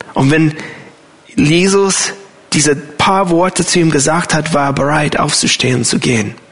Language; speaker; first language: German; non-native, fluent; English